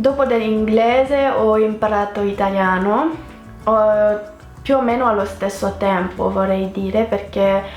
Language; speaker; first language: Italian; non-native, fluent; French